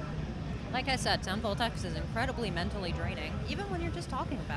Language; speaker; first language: English; native; English